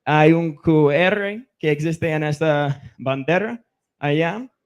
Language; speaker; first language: Spanish; non-native, fluent; English